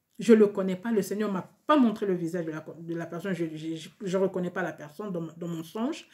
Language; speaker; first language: French; non-native, local second language; Lingala